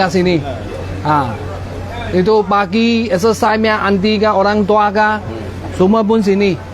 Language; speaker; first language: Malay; non-native, local second language; Cantonese